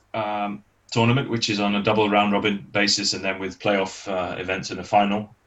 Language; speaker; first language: English; native; English